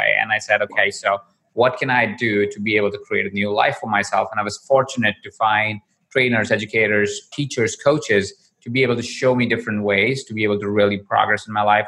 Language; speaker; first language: English; non-native, local second language; Hindi